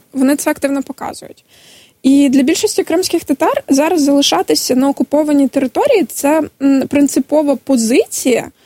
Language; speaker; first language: Ukrainian; non-native, local second language; Crimean Tatar